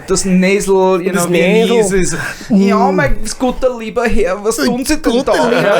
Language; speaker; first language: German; native; German